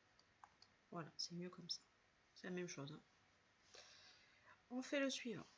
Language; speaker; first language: French; native; French